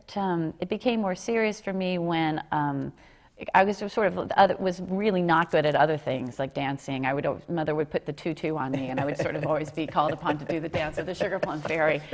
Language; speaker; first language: English; native; English